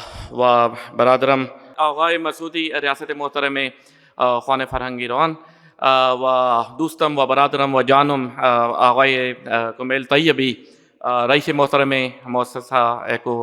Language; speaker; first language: Persian; non-native, learner; Urdu